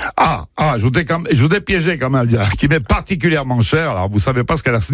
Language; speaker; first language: French; native; French